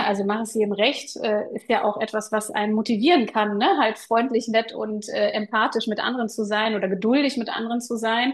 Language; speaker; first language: German; native; German